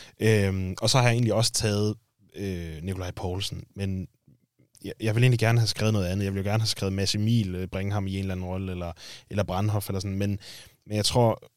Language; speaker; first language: Danish; native; Danish